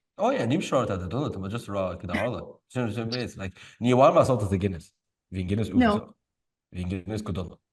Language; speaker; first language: Irish; native; Irish